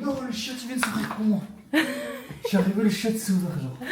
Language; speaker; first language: French; native; French